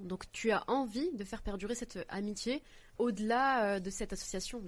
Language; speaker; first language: French; native; French